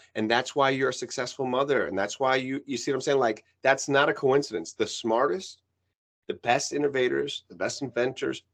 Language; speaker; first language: English; early bilingual, other home language; Spanish